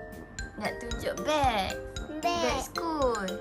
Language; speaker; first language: Malay; native; Malay